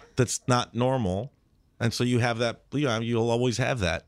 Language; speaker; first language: English; early bilingual, other home language; Spanish